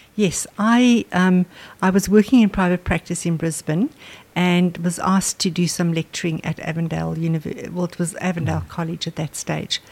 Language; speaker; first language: English; non-native, local second language; Afrikaans